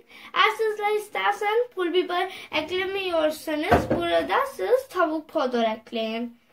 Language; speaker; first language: Turkish; non-native, fluent; Urdu